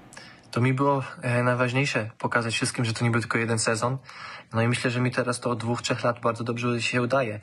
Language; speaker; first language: Polish; early bilingual, heritage; German